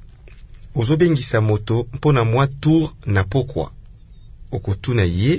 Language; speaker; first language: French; non-native, local second language; Lingala